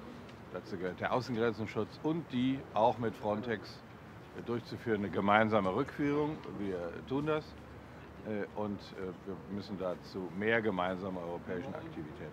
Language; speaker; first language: German; native; German